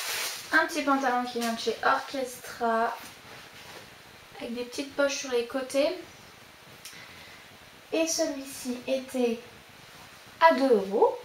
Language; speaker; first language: French; native; French